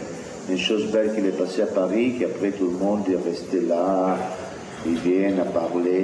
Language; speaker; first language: French; non-native, fluent; Italian